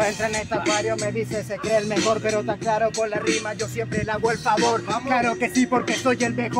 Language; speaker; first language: Spanish; native; Spanish